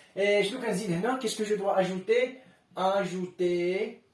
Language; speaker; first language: French; non-native, local second language; Arabic